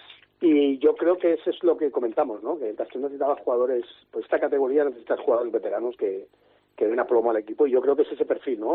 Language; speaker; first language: Spanish; native; Spanish